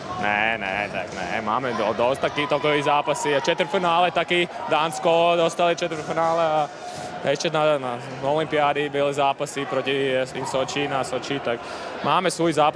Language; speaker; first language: Czech; non-native, learner; Latvian